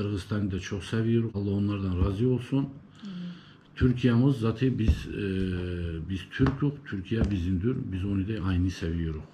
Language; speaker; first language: Turkish; early bilingual, heritage; Turkish